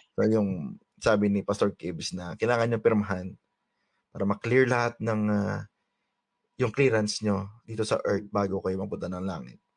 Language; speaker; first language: Filipino; native; Filipino